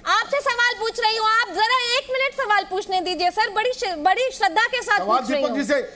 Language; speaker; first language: Hindi; native; Hindi